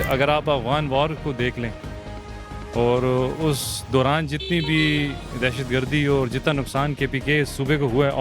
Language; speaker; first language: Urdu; non-native, local second language; Pashto